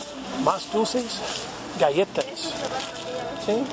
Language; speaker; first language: Spanish; non-native, learner; English